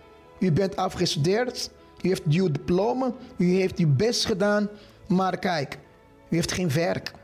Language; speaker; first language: Dutch; non-native, fluent; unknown